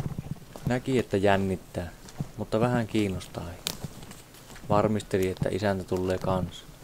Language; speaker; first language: Finnish; native; Finnish